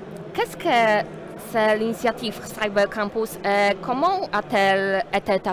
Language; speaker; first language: French; non-native, learner; Polish